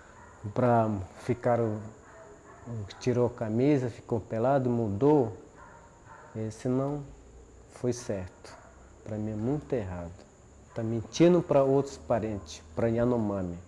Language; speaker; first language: Portuguese; non-native, local second language; Yanomámi